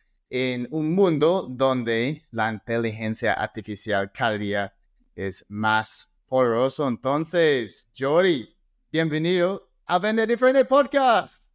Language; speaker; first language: Spanish; non-native, fluent; English